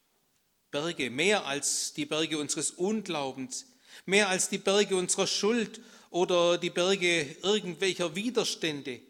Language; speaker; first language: German; native; German